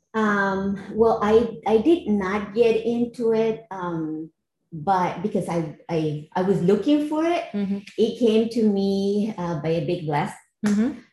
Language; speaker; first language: English; non-native, fluent; Spanish